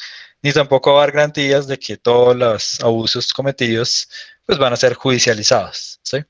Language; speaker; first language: Spanish; native; Spanish